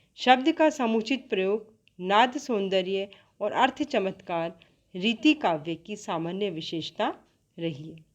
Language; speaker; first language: Hindi; native; Hindi